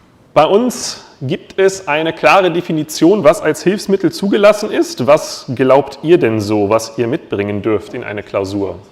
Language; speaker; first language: German; native; German